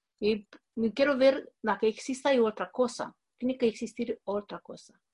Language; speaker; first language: Spanish; non-native, fluent; Romanian